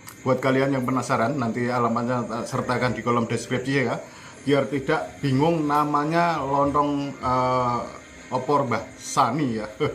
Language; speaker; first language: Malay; non-native, local second language; Javanese